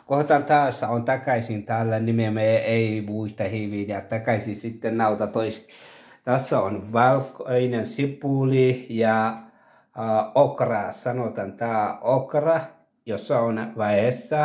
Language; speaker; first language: Finnish; non-native, learner; Tigrinya